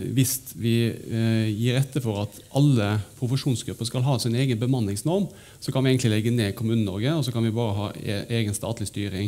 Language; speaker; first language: Norwegian; native; Norwegian